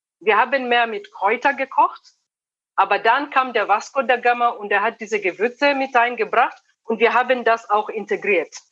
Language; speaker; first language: German; non-native, fluent; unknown